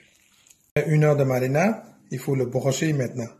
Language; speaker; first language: French; non-native, fluent; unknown